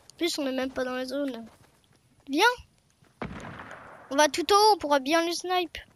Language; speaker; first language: French; native; French